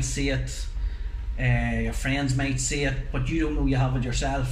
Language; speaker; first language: English; native; English